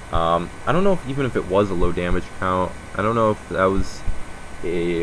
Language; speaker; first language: English; native; English